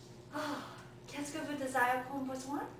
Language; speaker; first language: French; non-native, learner; English